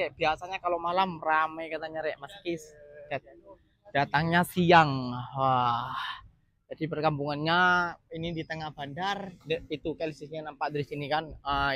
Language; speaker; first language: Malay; non-native, local second language; Javanese